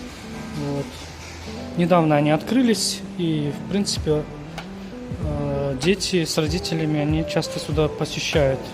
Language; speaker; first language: Russian; non-native, local second language; Kyrgyz